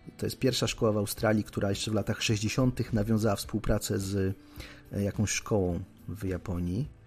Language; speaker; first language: Polish; native; Polish